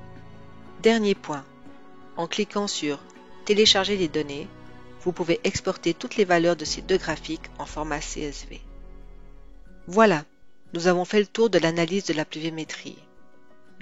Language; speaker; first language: French; native; French